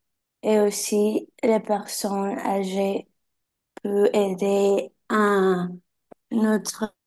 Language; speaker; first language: French; non-native, learner; Spanish